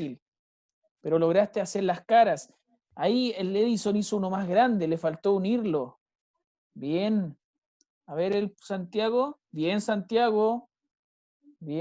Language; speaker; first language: Spanish; native; Spanish